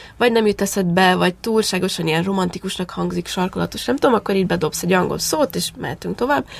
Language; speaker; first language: Hungarian; early bilingual, heritage; Hungarian